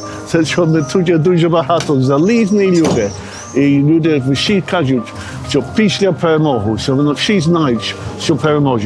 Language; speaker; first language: Ukrainian; early bilingual, heritage; Ukrainian